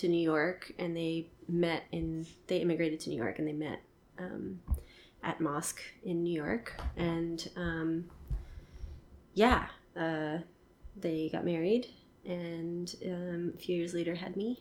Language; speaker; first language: English; native; English